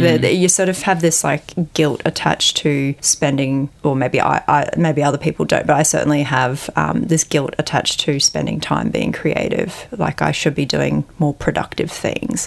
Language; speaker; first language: English; native; English